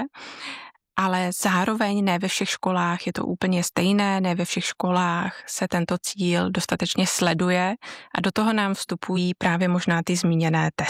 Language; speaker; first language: Czech; native; Czech